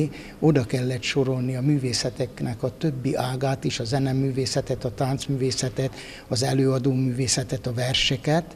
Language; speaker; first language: Hungarian; native; Hungarian